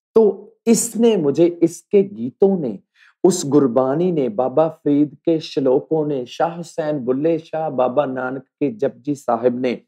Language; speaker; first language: Hindi; native; Hindi